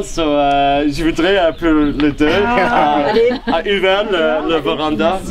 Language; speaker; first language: French; non-native, learner; English